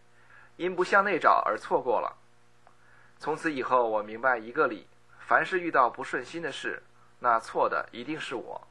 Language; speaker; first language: Chinese; native; Chinese